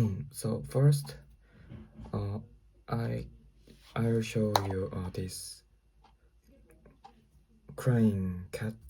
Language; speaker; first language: English; non-native, learner; Korean